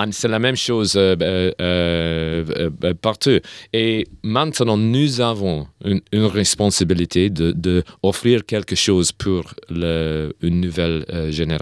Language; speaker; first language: French; non-native, learner; English